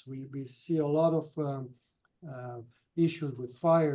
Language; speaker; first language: English; non-native, fluent; Romanian